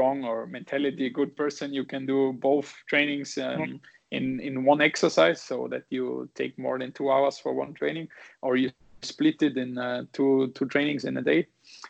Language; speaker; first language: English; non-native, fluent; German